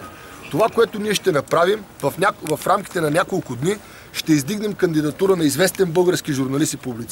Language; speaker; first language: Bulgarian; native; Bulgarian